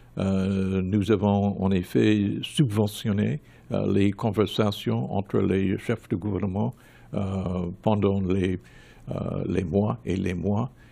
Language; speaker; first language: French; non-native, fluent; English